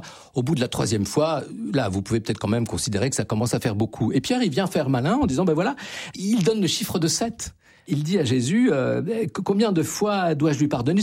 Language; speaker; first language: French; native; French